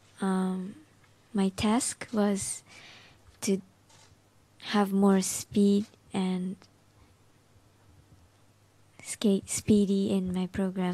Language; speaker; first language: English; non-native, learner; Japanese